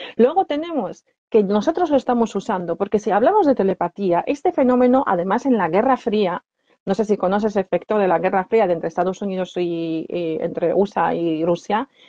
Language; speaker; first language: Spanish; non-native, fluent; Polish